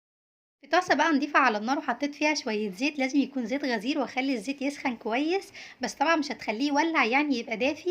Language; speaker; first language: Arabic; native; Arabic